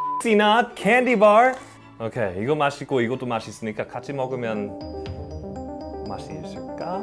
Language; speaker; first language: Korean; non-native, fluent; English